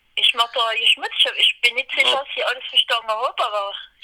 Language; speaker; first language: German; non-native, learner; French